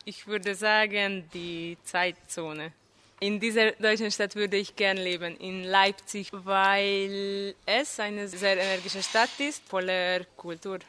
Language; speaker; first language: German; non-native, fluent; Hungarian